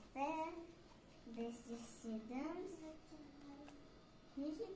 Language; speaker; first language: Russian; non-native, local second language; Kazakh